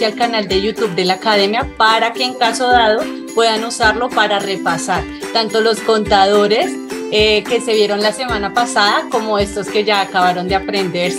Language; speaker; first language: Spanish; native; Spanish